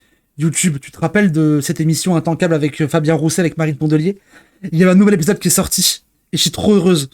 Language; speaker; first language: French; native; French